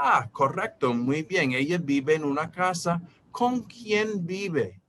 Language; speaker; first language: Spanish; non-native, fluent; English